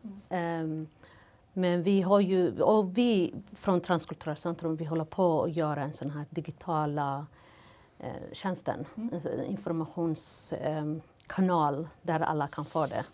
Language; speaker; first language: Swedish; non-native, fluent; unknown